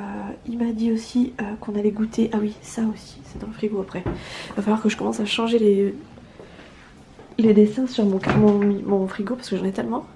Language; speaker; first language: French; native; French